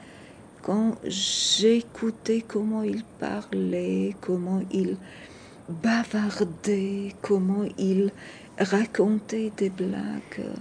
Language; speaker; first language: French; non-native, fluent; Georgian